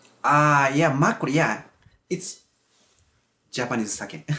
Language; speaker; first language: English; non-native, learner; Japanese